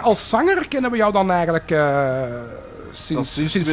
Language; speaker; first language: Dutch; native; Dutch